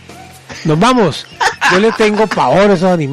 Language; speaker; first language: Spanish; native; Spanish